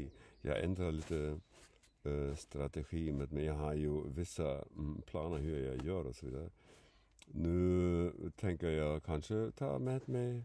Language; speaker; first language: Swedish; non-native, fluent; German